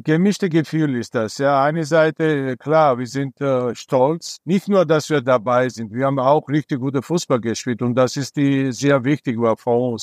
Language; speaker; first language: German; non-native, fluent; Georgian